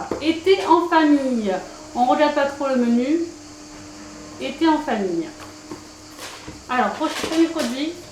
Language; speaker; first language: French; native; French